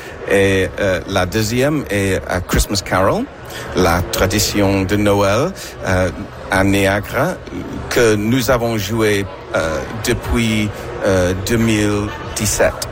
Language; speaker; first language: French; non-native, fluent; English